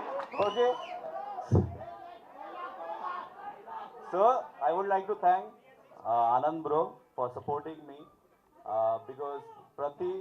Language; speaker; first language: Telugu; non-native, local second language; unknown